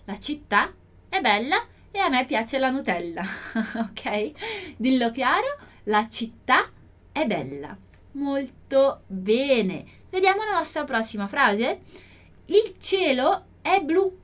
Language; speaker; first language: Italian; non-native, fluent; Portuguese